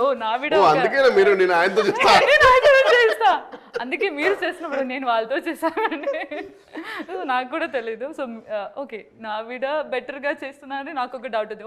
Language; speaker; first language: Telugu; non-native, learner; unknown